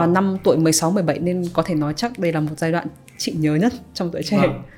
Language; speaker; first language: Vietnamese; native; Vietnamese